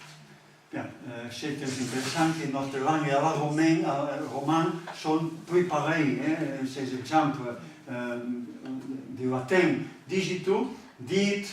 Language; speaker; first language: French; non-native, learner; Catalan